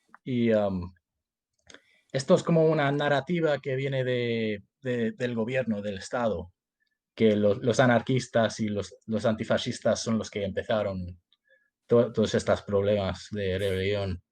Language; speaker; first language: Spanish; early bilingual, heritage; Spanish